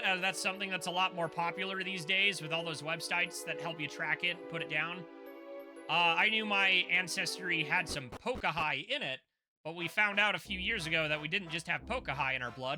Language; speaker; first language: English; native; English